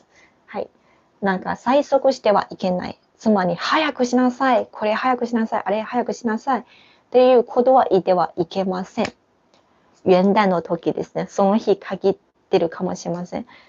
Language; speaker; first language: Japanese; non-native, fluent; Chinese